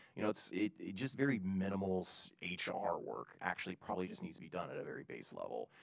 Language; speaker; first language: English; native; English